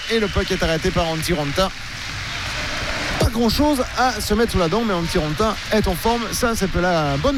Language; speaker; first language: French; native; French